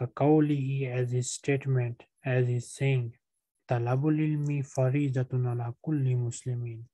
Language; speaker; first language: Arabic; non-native, fluent; Urdu